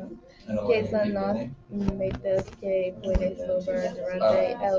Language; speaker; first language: Spanish; non-native, learner; English